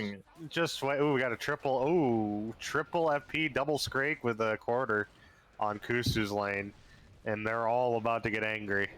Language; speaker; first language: English; native; English